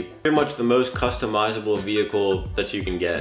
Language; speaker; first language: English; native; English